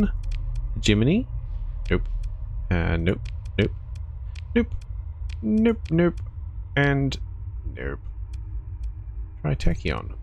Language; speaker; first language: English; native; English